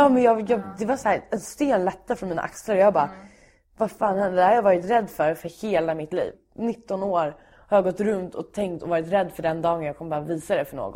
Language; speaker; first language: Swedish; native; Swedish